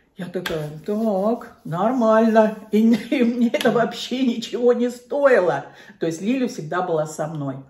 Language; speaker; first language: Russian; native; Russian